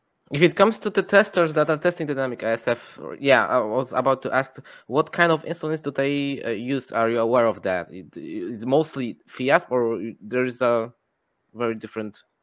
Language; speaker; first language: English; non-native, fluent; Polish